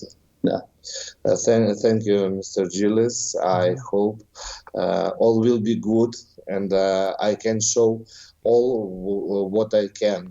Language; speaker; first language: English; non-native, learner; Ukrainian